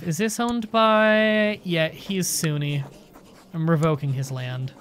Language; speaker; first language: English; native; English